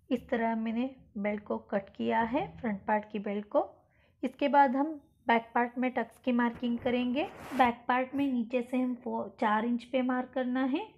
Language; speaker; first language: Hindi; non-native, local second language; Kannada